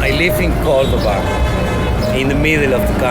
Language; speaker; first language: English; non-native, learner; Spanish